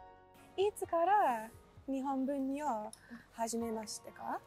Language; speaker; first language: Japanese; non-native, learner; English